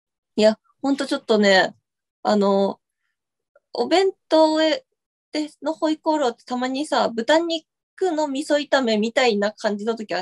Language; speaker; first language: Japanese; native; Japanese